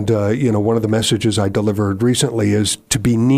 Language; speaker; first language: English; native; English